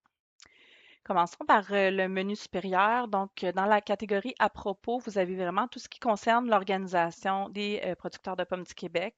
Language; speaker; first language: French; native; French